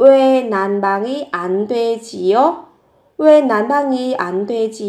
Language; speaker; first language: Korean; non-native, fluent; Vietnamese